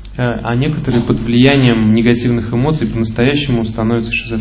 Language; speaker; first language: Russian; native; Russian